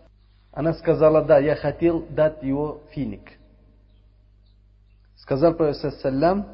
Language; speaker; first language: Russian; non-native, learner; Uzbek